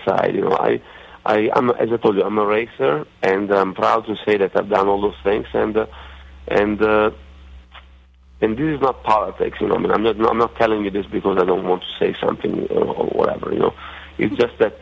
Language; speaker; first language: English; non-native, fluent; Italian